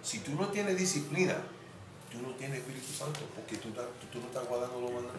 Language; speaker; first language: Spanish; non-native, fluent; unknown